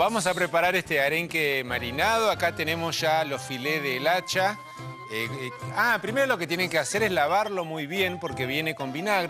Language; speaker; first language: Spanish; native; Spanish